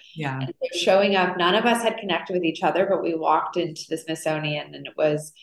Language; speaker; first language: English; native; English